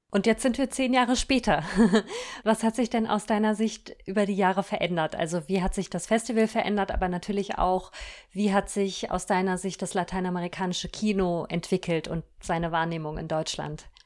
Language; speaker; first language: German; native; German